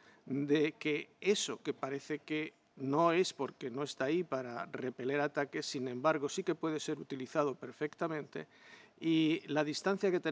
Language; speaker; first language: Spanish; native; Spanish